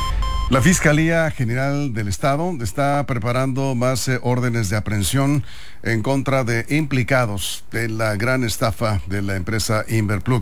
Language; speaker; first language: Spanish; native; Spanish